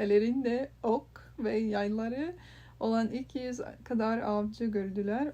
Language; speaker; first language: Turkish; non-native, learner; English